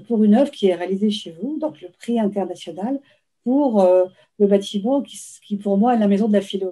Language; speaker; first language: French; native; French